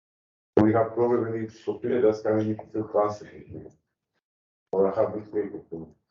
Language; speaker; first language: German; non-native, learner; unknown